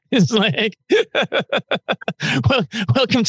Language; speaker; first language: English; native; English